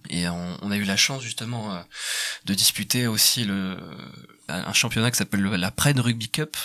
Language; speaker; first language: French; native; French